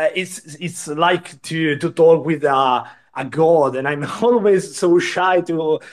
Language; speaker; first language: English; non-native, learner; Italian